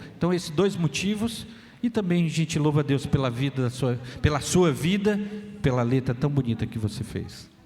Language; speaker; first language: Portuguese; native; Portuguese